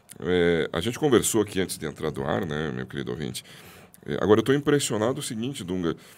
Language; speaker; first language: Portuguese; native; Portuguese